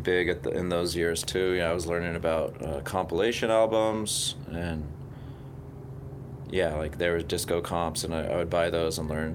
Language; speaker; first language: English; native; English